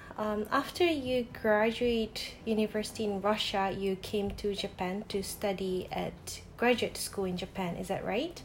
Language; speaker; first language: English; non-native, fluent; Japanese